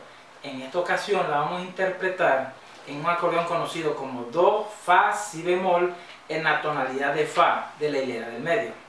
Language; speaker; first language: Spanish; native; Spanish